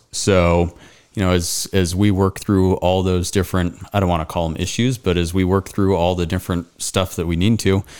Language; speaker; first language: English; native; English